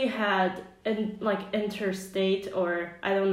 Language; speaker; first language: English; non-native, fluent; Chinese